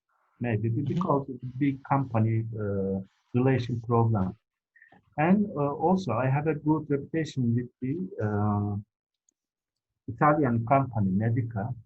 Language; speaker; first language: English; non-native, fluent; Turkish